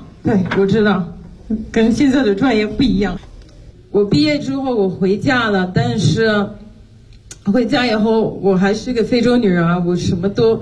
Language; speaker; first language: Chinese; non-native, fluent; French